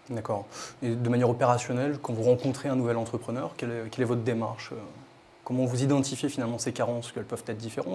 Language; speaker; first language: French; native; French